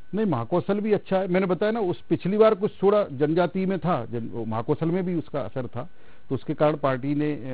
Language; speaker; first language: Hindi; native; Hindi